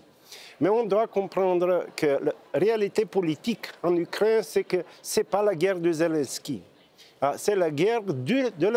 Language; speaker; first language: French; non-native, fluent; Bulgarian